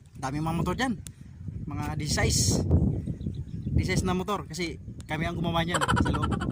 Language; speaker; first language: Filipino; non-native, local second language; Cebuano